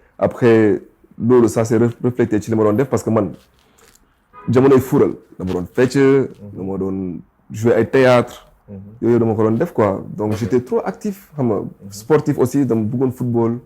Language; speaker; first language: Wolof; early bilingual, other home language; English